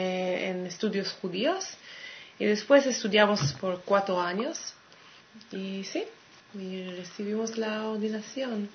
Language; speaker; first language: Spanish; non-native, fluent; Hebrew